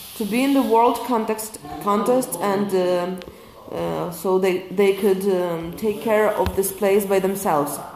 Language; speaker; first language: English; non-native, fluent; Ukrainian